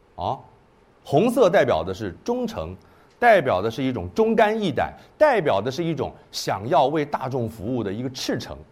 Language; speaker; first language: Chinese; native; Chinese